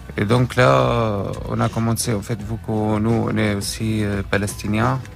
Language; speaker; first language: French; non-native, fluent; Arabic